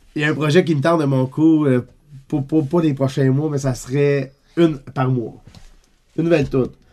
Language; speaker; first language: French; native; French